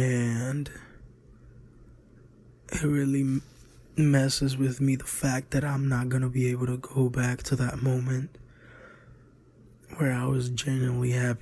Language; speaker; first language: English; native; English